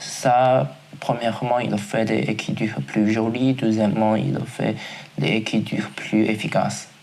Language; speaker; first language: French; non-native, learner; Chinese